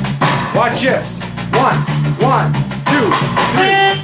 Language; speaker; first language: English; native; English